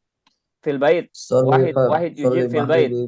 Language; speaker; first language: Arabic; non-native, fluent; Indonesian